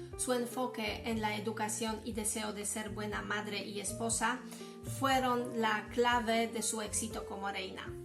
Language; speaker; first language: Spanish; non-native, fluent; Polish